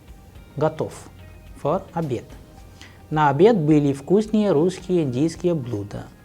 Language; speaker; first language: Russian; non-native, fluent; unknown